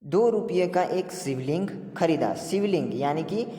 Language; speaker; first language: Hindi; non-native, local second language; Gujarati